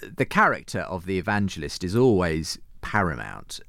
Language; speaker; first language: English; native; English